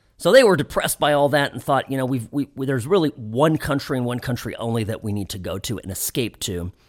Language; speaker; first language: English; native; English